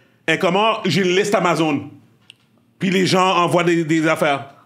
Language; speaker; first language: French; native; French